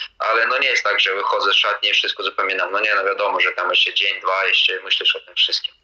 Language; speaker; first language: Polish; non-native, fluent; Latvian